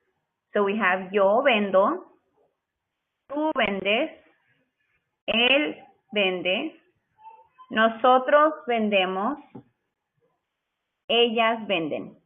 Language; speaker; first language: Spanish; non-native, fluent; English